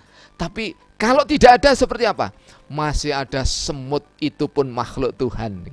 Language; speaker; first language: Indonesian; native; Indonesian